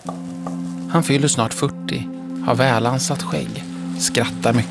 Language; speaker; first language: Swedish; native; Swedish